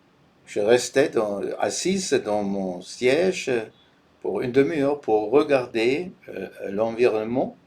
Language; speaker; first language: French; non-native, fluent; German